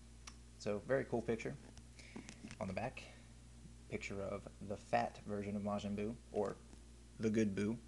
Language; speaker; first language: English; native; English